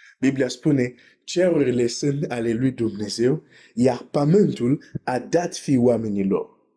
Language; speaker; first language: Romanian; non-native, fluent; French